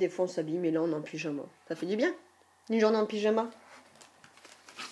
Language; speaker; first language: French; native; French